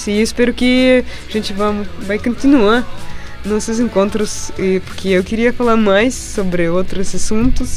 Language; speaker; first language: Portuguese; non-native, fluent; Russian